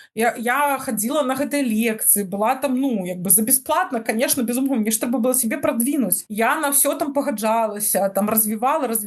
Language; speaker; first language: Russian; non-native, local second language; Belarusian